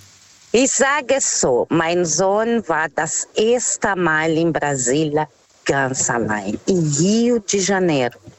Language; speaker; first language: German; non-native, fluent; Portuguese